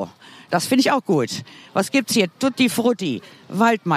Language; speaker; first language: German; native; German